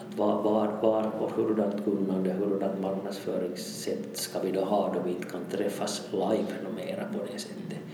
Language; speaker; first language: Swedish; native; Swedish